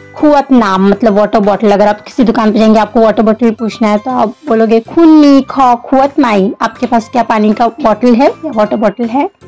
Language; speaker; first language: Hindi; native; Hindi